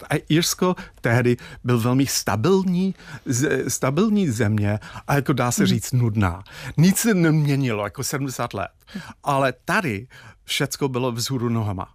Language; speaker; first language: Czech; non-native, fluent; English